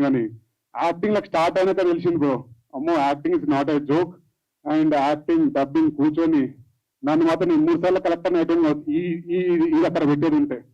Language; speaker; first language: Telugu; native; Telugu